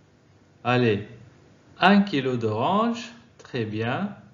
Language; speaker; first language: French; non-native, fluent; Arabic